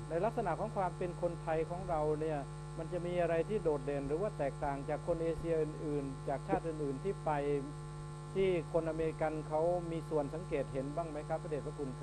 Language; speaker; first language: Thai; native; Thai